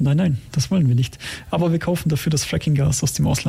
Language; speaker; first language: German; native; German